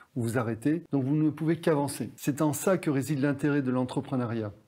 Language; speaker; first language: French; native; French